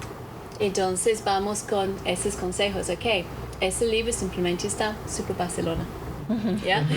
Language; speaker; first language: Spanish; non-native, fluent; English